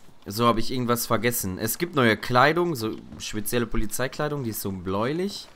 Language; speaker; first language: German; native; German